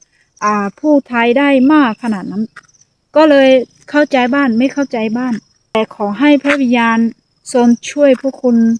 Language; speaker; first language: Thai; non-native, fluent; Akha